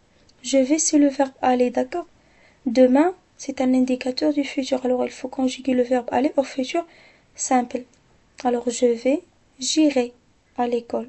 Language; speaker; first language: French; non-native, local second language; Arabic